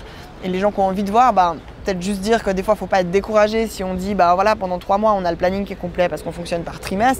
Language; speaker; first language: French; native; French